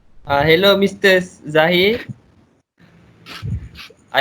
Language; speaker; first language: English; non-native, local second language; Malay